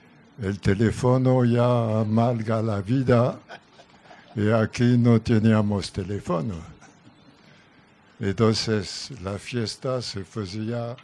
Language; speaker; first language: Spanish; non-native, learner; French